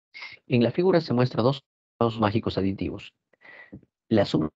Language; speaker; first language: Spanish; native; Spanish